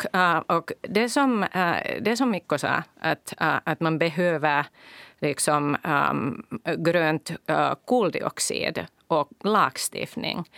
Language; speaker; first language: Swedish; non-native, local second language; Finnish